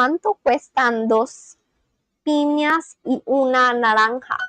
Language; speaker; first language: Spanish; non-native, learner; English